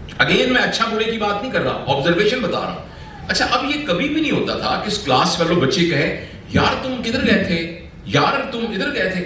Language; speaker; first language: Urdu; non-native, local second language; Punjabi